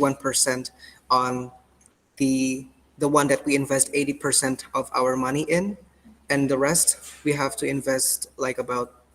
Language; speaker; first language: English; non-native, fluent; Indonesian